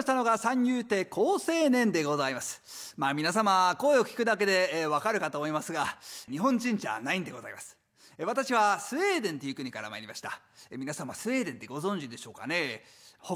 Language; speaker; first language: Japanese; non-native, fluent; Swedish